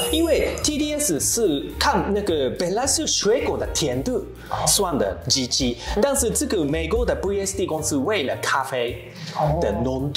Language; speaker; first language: Chinese; non-native, learner; Japanese